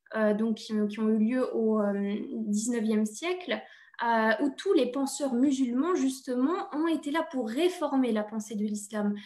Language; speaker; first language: French; native; French